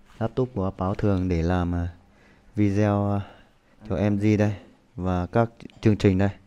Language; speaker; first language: Vietnamese; non-native, local second language; Hmong